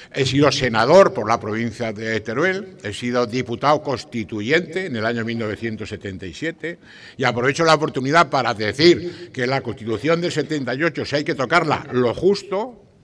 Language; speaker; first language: Spanish; native; Spanish